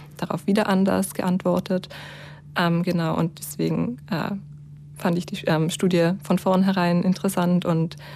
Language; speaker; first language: German; native; German